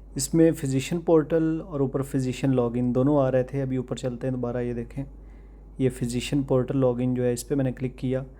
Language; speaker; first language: Urdu; non-native, local second language; Punjabi